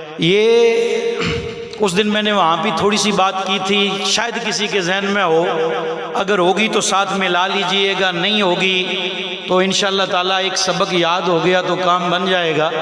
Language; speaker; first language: Urdu; non-native, local second language; Punjabi